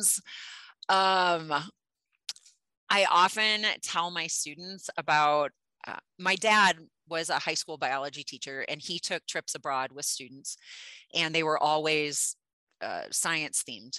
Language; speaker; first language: English; native; English